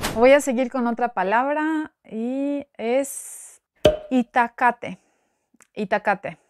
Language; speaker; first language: Spanish; non-native, fluent; Albanian